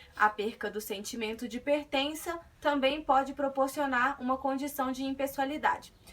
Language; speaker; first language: Portuguese; native; Portuguese